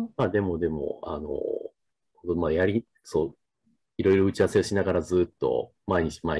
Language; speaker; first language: Japanese; native; Japanese